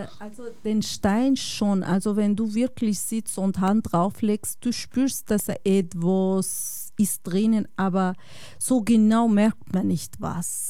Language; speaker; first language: German; non-native, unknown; Bosnian